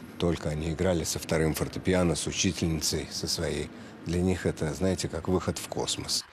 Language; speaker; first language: Russian; native; Russian